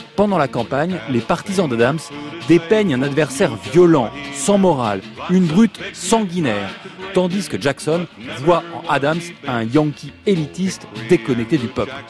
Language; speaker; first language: French; native; French